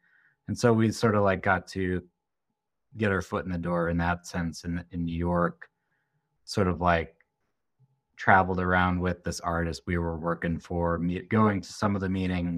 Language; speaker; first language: English; native; English